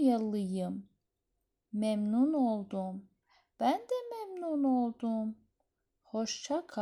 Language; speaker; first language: Turkish; non-native, fluent; Persian